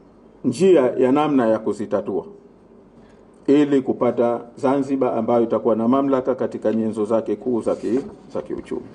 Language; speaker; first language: Swahili; native; Swahili